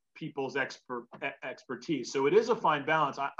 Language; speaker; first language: English; native; English